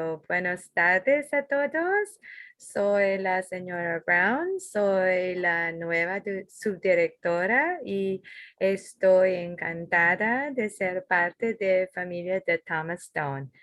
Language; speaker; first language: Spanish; non-native, learner; English